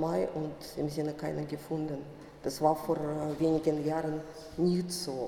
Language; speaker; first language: German; non-native, fluent; Russian